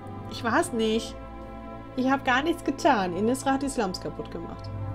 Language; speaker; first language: German; native; German